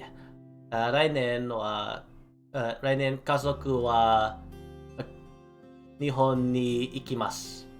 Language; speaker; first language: Japanese; non-native, learner; English